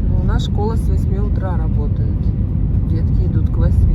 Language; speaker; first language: Russian; native; Russian